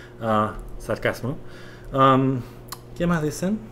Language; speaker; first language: Spanish; non-native, fluent; Korean